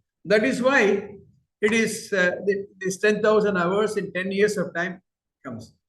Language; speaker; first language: English; non-native, local second language; Tamil